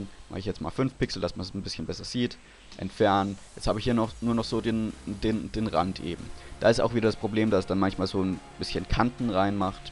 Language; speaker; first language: German; native; German